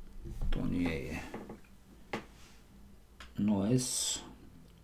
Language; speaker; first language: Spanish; non-native, learner; Slovak